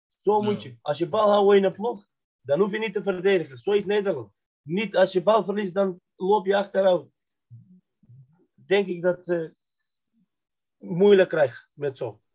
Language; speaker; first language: Dutch; non-native, fluent; Macedonian